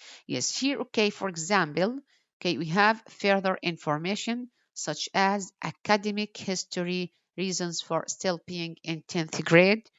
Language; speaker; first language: English; non-native, fluent; Arabic